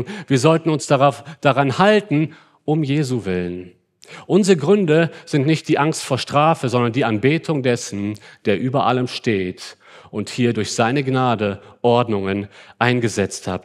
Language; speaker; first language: German; native; German